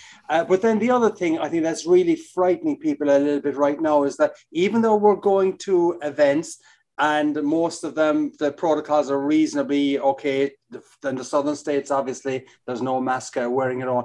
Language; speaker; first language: English; native; English